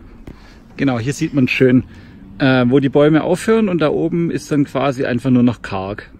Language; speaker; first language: German; native; German